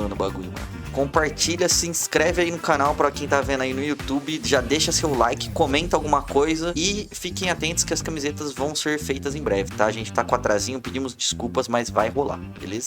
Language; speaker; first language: Portuguese; native; Portuguese